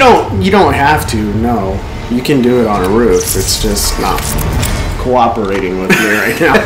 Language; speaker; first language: English; native; English